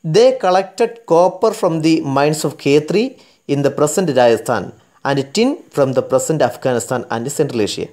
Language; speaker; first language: English; non-native, local second language; Malayalam